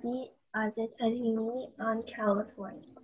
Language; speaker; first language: French; non-native, learner; English